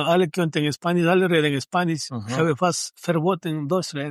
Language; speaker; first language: German; non-native, learner; Spanish